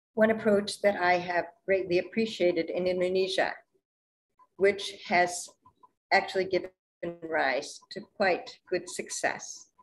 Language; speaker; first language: English; native; English